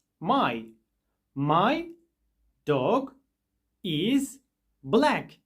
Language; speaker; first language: English; non-native, fluent; Turkish